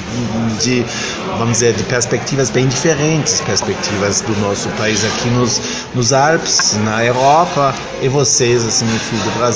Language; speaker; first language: Portuguese; non-native, fluent; German